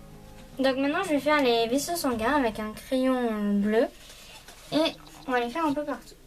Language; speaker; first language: French; native; French